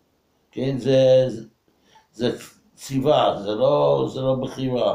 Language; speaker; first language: Hebrew; non-native, fluent; English